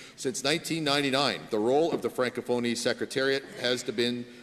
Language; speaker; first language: English; native; English